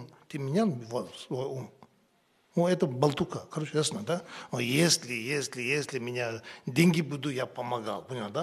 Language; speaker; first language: Russian; non-native, learner; Tibetan